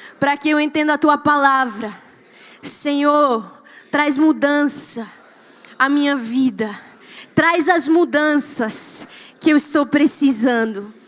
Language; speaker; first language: Portuguese; non-native, fluent; Spanish